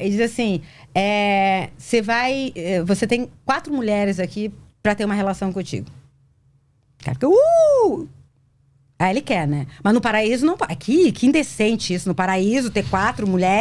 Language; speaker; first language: Portuguese; native; Portuguese